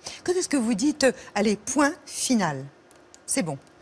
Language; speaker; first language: French; native; French